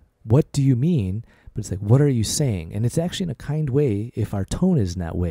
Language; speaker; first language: English; native; English